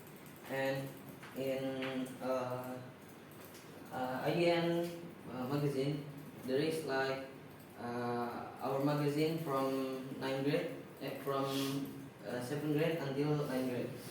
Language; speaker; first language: English; non-native, learner; Indonesian